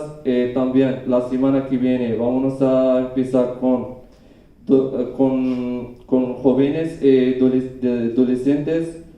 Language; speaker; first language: Spanish; non-native, learner; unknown